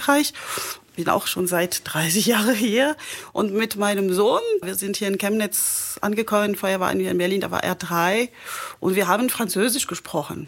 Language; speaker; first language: German; non-native, fluent; French